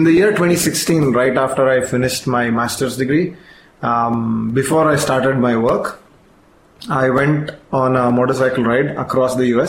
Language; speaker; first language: English; non-native, local second language; Kannada